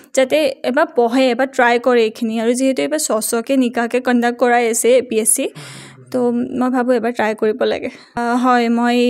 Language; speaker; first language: Assamese; native; Assamese